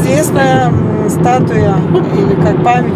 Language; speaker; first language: Russian; native; Russian